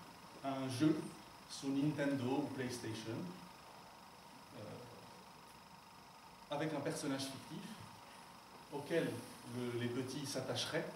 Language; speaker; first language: French; non-native, local second language; Arabic